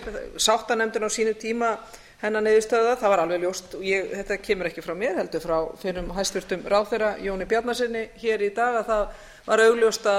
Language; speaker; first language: Icelandic; native; Icelandic